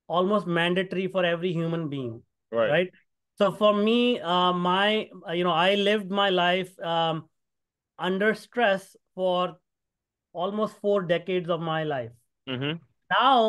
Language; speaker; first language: English; non-native, local second language; Hindi